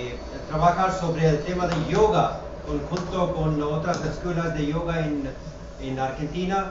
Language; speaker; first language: Spanish; non-native, fluent; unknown